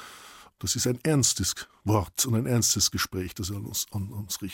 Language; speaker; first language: German; native; German